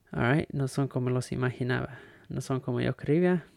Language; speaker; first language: Spanish; early bilingual, heritage; Spanish